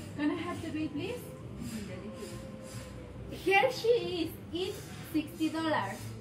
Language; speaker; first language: English; non-native, learner; Spanish